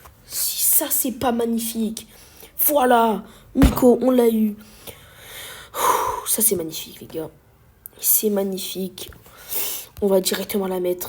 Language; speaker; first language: French; native; French